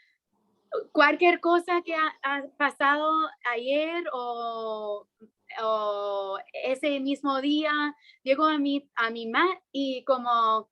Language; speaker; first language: Spanish; non-native, fluent; English